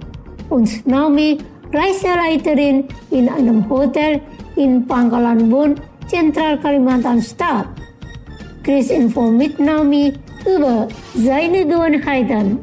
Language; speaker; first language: German; non-native, fluent; Indonesian